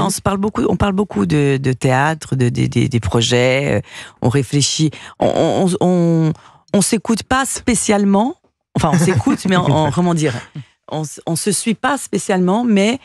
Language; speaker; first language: French; early bilingual, other home language; Portuguese